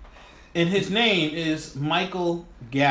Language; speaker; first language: English; native; English